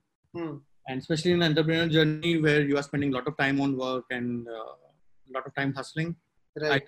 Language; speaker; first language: English; non-native, local second language; Telugu